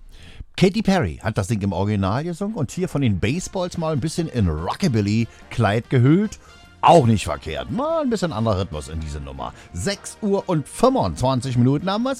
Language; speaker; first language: German; native; German